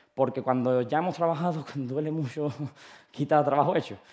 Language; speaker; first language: Spanish; native; Spanish